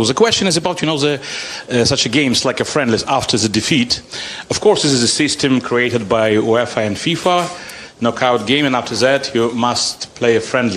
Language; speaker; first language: English; non-native, fluent; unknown